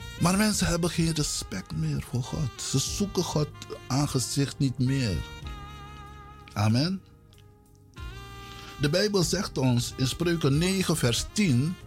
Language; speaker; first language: Dutch; non-native, local second language; Sranan Tongo